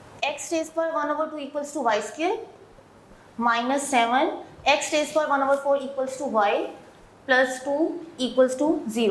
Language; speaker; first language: English; non-native, local second language; Urdu